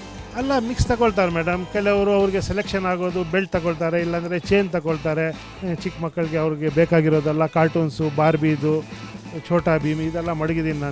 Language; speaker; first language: Kannada; non-native, local second language; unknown